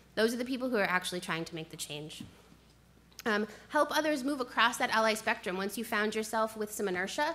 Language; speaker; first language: English; native; English